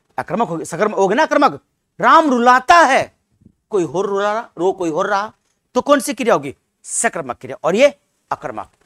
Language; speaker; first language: Hindi; native; Hindi